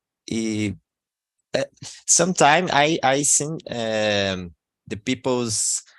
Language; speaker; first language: English; non-native, learner; Portuguese